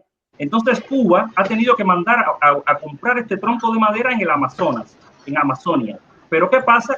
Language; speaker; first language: Spanish; native; Spanish